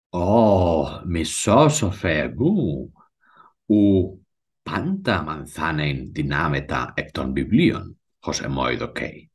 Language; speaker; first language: Greek; non-native, learner; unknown